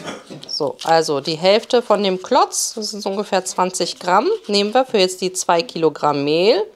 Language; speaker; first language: German; early bilingual, other home language; Polish